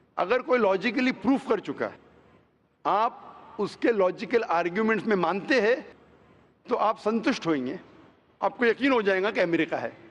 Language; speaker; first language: Hindi; non-native, local second language; Konkani